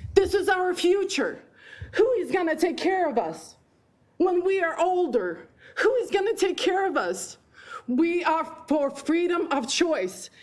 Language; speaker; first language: English; non-native, fluent; Ukrainian